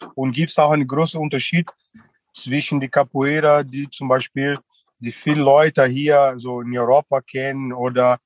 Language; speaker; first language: German; non-native, fluent; Portuguese